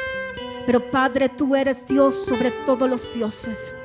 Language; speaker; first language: Spanish; native; Spanish